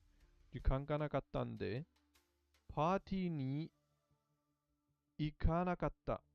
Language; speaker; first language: Japanese; non-native, learner; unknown